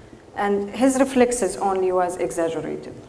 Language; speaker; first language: English; non-native, fluent; Arabic